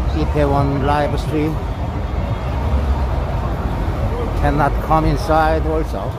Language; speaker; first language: English; non-native, learner; Korean